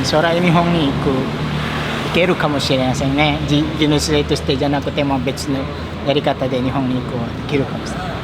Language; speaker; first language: Japanese; non-native, fluent; Indonesian